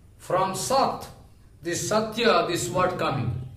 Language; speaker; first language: English; non-native, local second language; Bangla